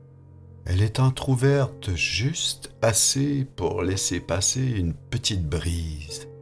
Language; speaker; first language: French; native; French